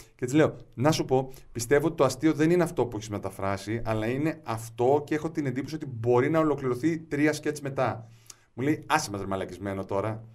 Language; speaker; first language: Greek; native; Greek